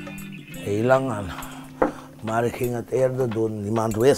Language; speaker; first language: Dutch; non-native, fluent; Papiamento